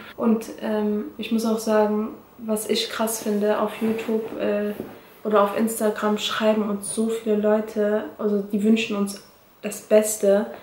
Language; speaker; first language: German; early bilingual, other home language; Turkish